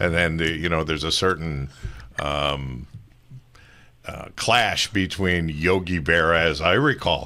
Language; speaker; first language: English; native; English